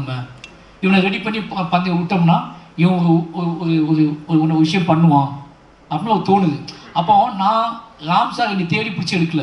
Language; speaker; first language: Tamil; native; Tamil